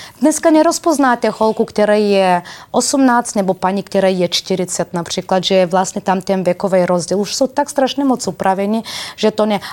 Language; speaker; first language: Czech; non-native, fluent; Bulgarian